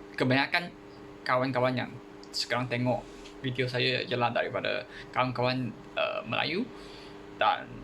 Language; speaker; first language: Malay; non-native, local second language; Chinese